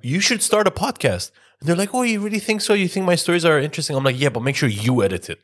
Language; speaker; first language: English; non-native, fluent; Persian